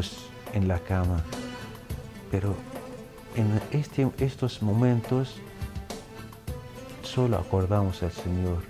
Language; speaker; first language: Spanish; non-native, fluent; Arabic